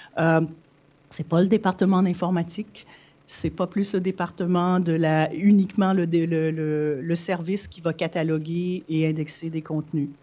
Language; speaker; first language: French; native; French